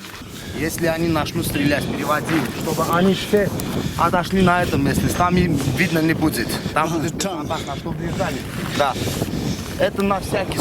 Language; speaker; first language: Russian; non-native, local second language; Armenian